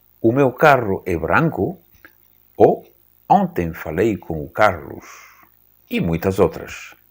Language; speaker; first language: Portuguese; native; Portuguese